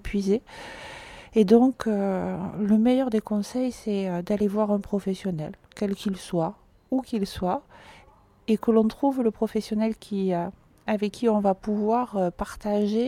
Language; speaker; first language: French; native; French